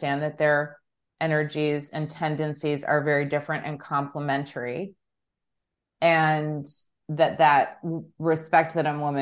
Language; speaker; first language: English; native; English